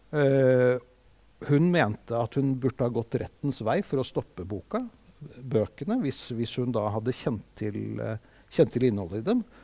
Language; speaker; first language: Norwegian; native; Norwegian